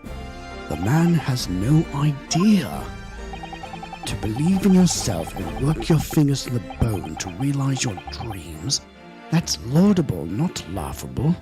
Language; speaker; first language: English; native; English